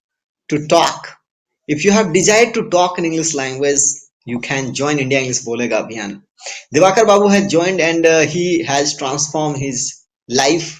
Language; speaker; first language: English; non-native, fluent; Hindi